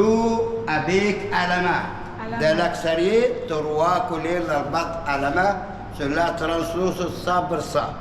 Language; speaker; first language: French; non-native, learner; Arabic